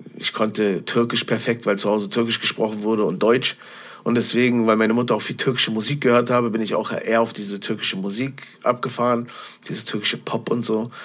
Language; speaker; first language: German; native; German